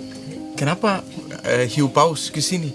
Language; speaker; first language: Indonesian; non-native, learner; Danish